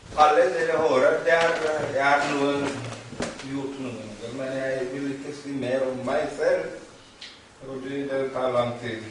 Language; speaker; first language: Norwegian; non-native, learner; Baluchi